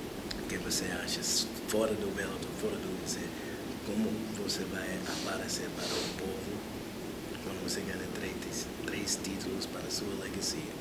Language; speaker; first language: Portuguese; non-native, learner; English